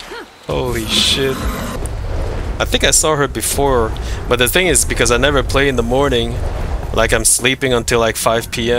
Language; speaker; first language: English; non-native, fluent; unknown